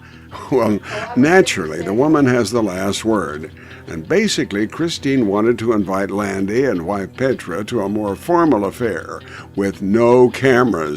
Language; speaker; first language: English; native; English